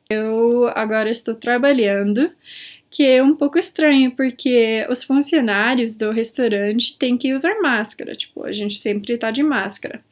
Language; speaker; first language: Portuguese; early bilingual, heritage; Portuguese